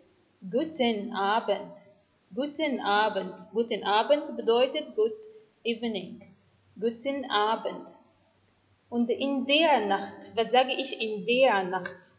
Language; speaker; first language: German; non-native, fluent; Arabic